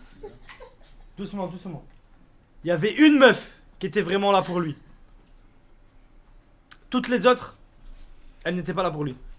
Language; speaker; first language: French; native; French